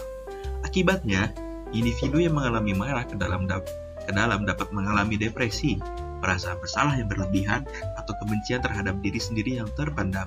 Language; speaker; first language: Indonesian; native; Indonesian